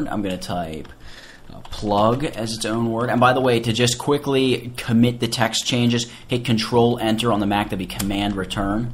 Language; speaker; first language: English; native; English